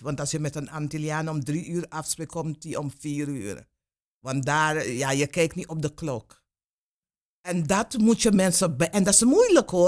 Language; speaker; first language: Dutch; non-native, local second language; Papiamento